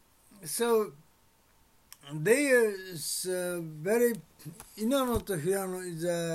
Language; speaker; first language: English; non-native, learner; Japanese